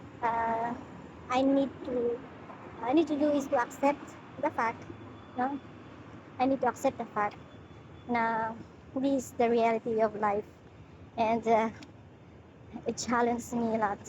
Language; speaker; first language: English; non-native, learner; Filipino